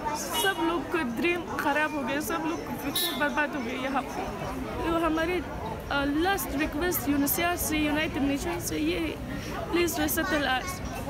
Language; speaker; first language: Hindi; non-native, learner; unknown